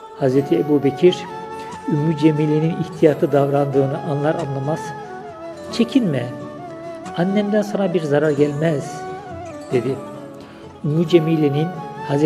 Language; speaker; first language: Turkish; native; Turkish